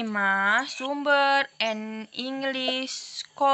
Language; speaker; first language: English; non-native, learner; Indonesian